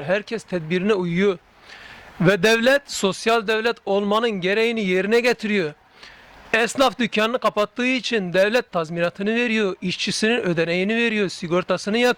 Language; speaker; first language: Turkish; native; Turkish